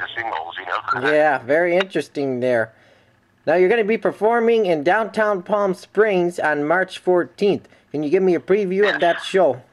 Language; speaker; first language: English; native; English